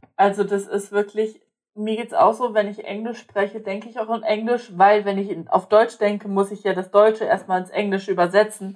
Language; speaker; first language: German; non-native, local second language; Polish